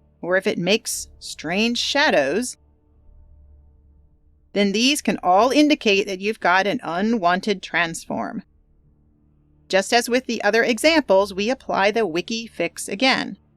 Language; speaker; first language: English; native; English